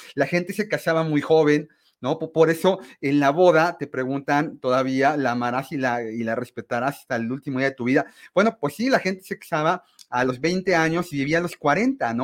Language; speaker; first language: Spanish; native; Spanish